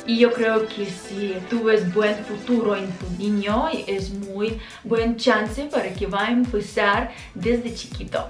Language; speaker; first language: Spanish; non-native, fluent; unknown